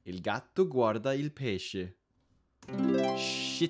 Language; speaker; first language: Italian; non-native, learner; English